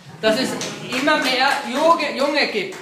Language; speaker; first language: German; non-native, fluent; Slovenian